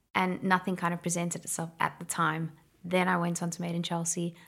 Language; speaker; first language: English; native; English